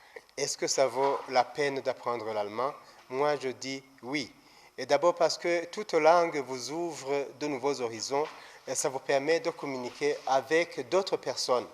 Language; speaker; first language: French; non-native, local second language; Rundi